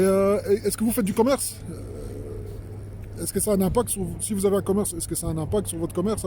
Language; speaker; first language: French; native; French